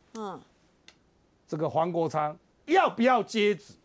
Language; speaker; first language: Chinese; native; Chinese